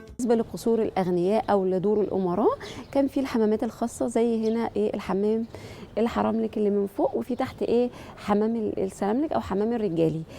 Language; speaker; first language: Egyptian Arabic; native; Egyptian Arabic